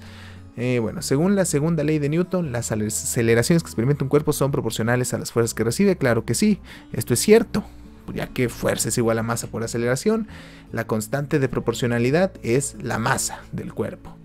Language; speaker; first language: Spanish; native; Spanish